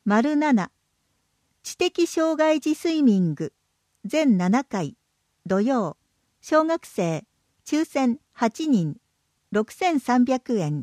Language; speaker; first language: Japanese; native; Japanese